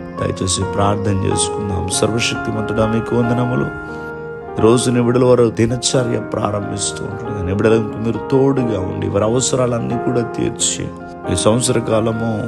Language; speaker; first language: Telugu; native; Telugu